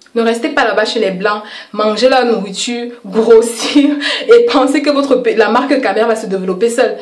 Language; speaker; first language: French; native; French